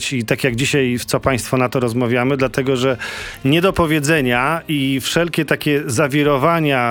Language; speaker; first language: Polish; native; Polish